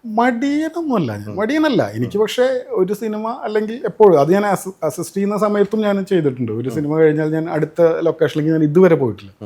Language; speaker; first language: Malayalam; native; Malayalam